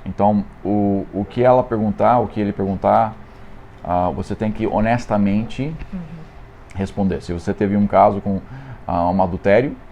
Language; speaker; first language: Portuguese; non-native, fluent; English